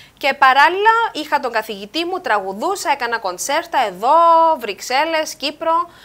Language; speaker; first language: Greek; native; Greek